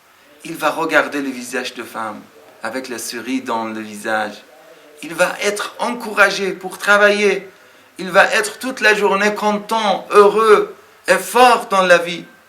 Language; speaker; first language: French; non-native, fluent; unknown